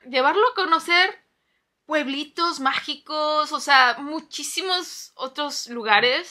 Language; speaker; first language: Spanish; non-native, fluent; Korean